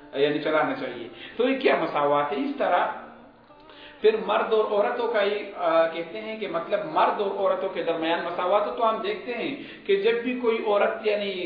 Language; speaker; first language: Urdu; non-native, local second language; Pashto